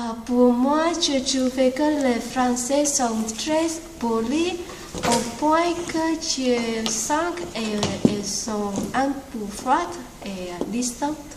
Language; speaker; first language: French; non-native, learner; Vietnamese